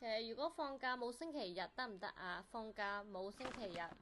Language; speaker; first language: Cantonese; native; Cantonese